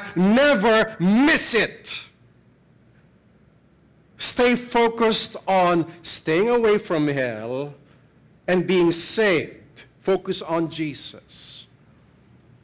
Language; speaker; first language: English; non-native, local second language; Filipino